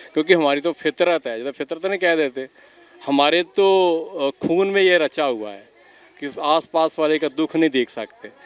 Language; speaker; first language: Hindi; non-native, local second language; Punjabi